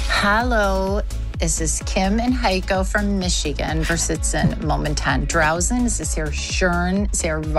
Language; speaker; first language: German; non-native, learner; English